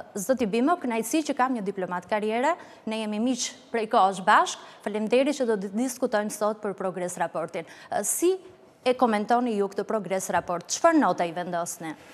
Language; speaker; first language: Albanian; native; Albanian